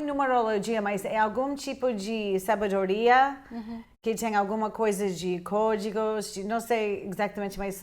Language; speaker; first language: Portuguese; non-native, fluent; English